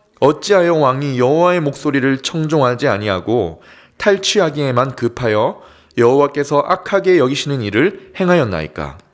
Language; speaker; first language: Korean; native; Korean